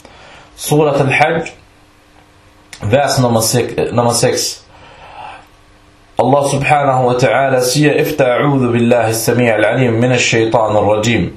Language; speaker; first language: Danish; non-native, fluent; Arabic